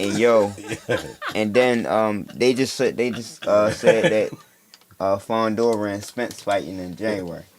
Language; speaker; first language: English; native; English